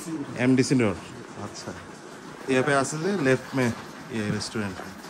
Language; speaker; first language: Hindi; non-native, learner; Bangla